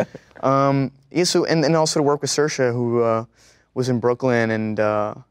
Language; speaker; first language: English; native; English